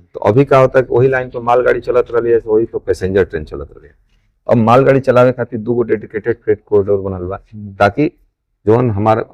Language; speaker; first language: Bhojpuri; native; Bhojpuri